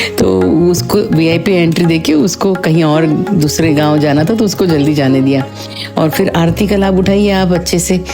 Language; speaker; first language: Hindi; non-native, local second language; Marathi